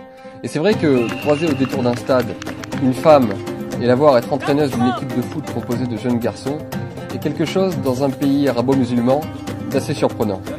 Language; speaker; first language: French; native; French